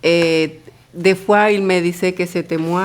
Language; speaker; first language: French; non-native, local second language; Spanish